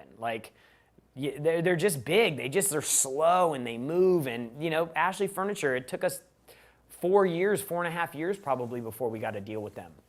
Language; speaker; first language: English; native; English